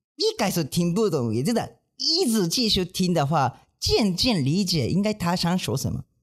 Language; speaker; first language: Chinese; non-native, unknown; Japanese